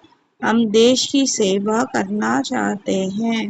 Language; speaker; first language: Hindi; non-native, local second language; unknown